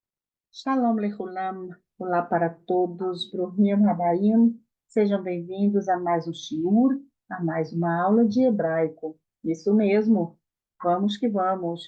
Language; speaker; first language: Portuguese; native; Portuguese